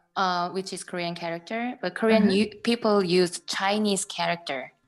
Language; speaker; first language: English; non-native, fluent; Korean